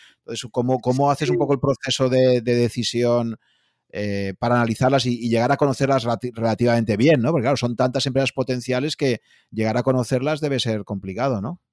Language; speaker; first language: Spanish; native; Spanish